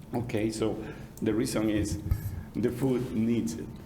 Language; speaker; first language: English; non-native, fluent; Spanish